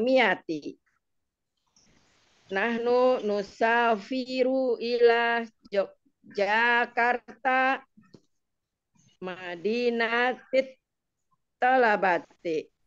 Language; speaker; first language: Arabic; non-native, learner; Indonesian